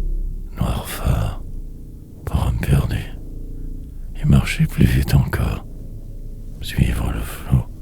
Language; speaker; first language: French; native; French